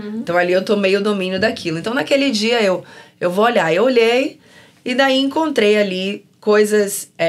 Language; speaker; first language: Portuguese; native; Portuguese